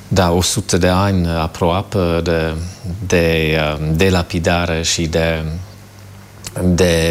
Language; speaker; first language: Romanian; non-native, fluent; German